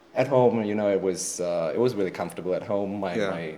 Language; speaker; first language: English; non-native, fluent; German